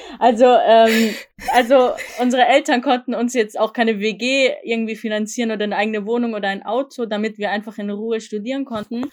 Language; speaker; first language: German; early bilingual, other home language; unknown